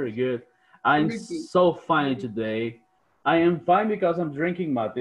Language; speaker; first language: English; non-native, fluent; Spanish